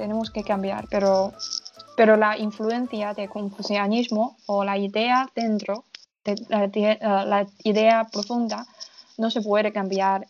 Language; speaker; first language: Spanish; non-native, learner; Chinese